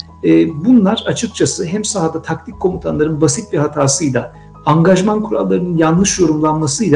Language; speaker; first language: Turkish; native; Turkish